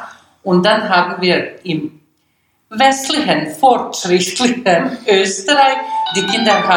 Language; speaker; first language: German; non-native, learner; Bosnian